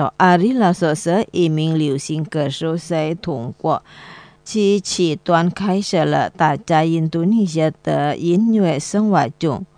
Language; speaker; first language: Chinese; non-native, learner; Indonesian